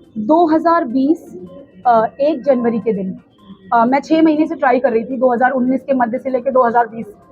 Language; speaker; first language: Hindi; native; Hindi